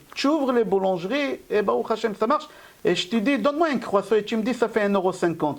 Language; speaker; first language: French; native; French